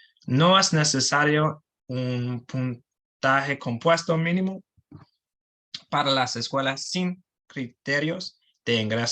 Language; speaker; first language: Spanish; non-native, learner; English